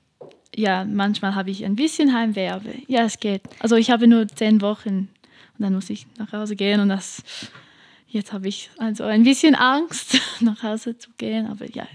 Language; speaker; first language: German; non-native, learner; English